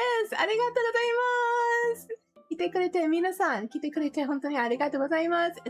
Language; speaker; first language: Japanese; non-native, learner; English